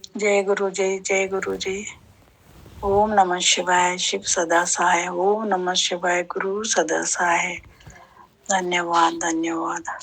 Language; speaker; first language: Hindi; non-native, local second language; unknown